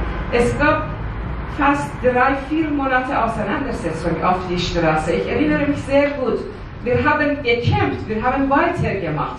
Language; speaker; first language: German; non-native, learner; Persian